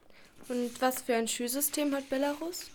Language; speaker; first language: German; native; German